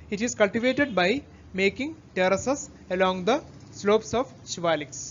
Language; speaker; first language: English; non-native, local second language; Malayalam